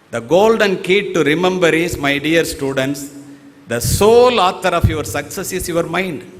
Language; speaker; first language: English; non-native, local second language; Tamil